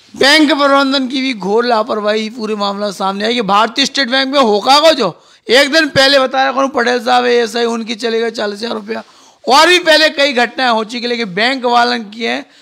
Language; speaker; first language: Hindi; native; Hindi